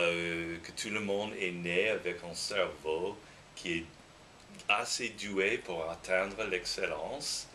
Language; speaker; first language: French; non-native, fluent; English